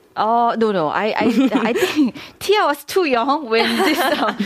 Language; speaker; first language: English; non-native, fluent; Korean